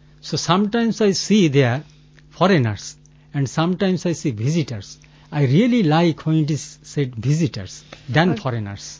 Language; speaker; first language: English; non-native, local second language; Bangla